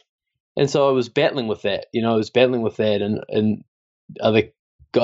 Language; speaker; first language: English; native; English